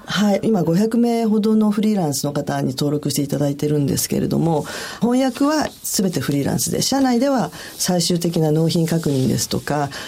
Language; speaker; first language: Japanese; native; Japanese